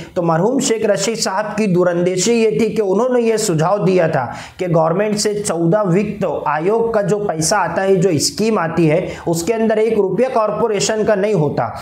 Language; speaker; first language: Hindi; non-native, local second language; Urdu